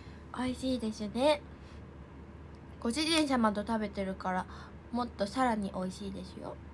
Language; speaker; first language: Japanese; native; Japanese